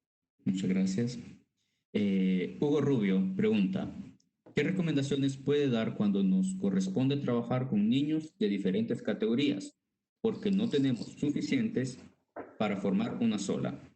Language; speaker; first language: Spanish; native; Spanish